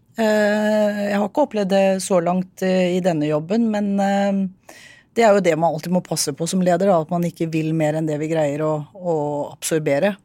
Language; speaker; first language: Norwegian; native; Norwegian